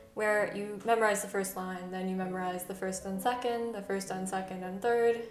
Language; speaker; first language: English; native; English